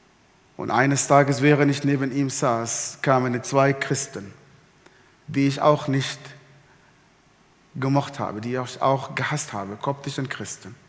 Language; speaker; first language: German; non-native, fluent; Arabic